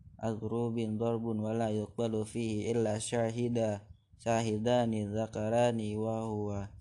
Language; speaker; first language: Arabic; non-native, learner; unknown